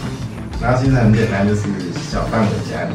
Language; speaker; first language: Chinese; native; Chinese